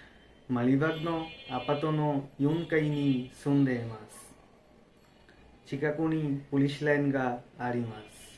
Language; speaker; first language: Japanese; non-native, learner; Bangla